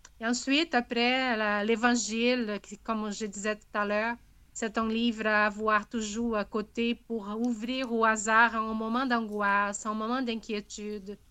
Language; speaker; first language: French; non-native, fluent; Portuguese